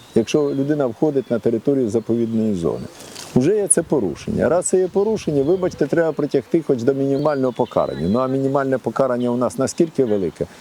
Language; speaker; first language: Ukrainian; native; Ukrainian